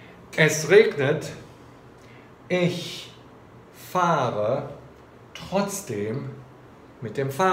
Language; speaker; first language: German; non-native, fluent; Chinese